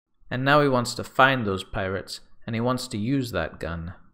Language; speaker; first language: English; native; English